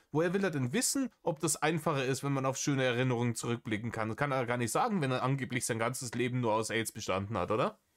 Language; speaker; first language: German; native; German